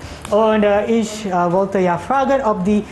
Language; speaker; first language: German; non-native, learner; Malay